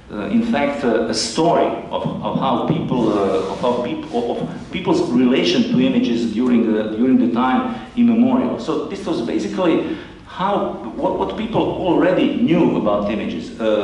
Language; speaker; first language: English; non-native, fluent; Croatian